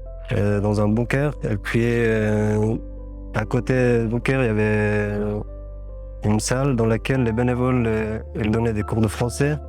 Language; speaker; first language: French; non-native, fluent; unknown